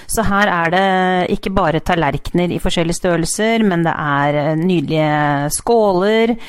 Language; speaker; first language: Norwegian; native; Norwegian